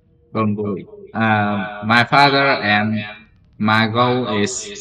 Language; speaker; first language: English; non-native, learner; Vietnamese